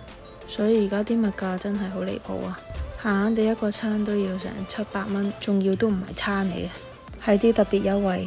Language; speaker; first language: Cantonese; native; Cantonese